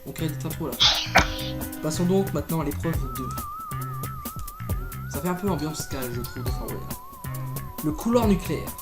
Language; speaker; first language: French; native; French